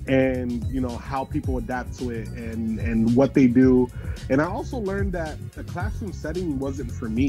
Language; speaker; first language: English; native; English